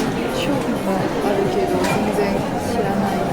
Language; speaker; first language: Japanese; non-native, learner; French